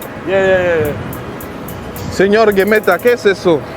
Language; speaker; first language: Spanish; non-native, learner; French